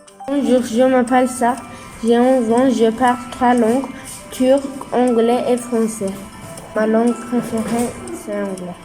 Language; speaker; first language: French; non-native, local second language; Turkish